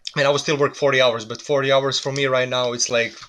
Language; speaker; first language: English; non-native, fluent; Serbian